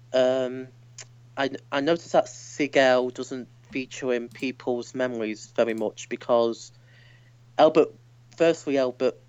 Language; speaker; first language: English; native; English